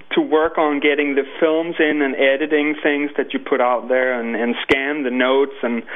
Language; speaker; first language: English; non-native, fluent; Danish